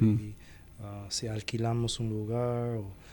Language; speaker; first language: Spanish; non-native, fluent; Chinese